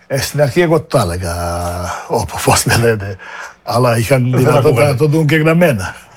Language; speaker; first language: Greek; non-native, fluent; Serbian